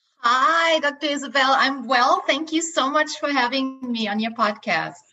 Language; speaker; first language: English; non-native, fluent; German